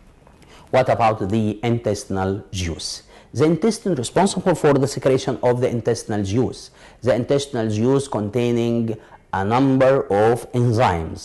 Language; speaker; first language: English; non-native, local second language; Arabic